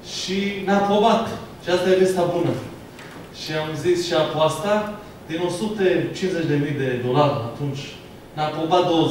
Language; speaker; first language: Romanian; non-native, fluent; Hebrew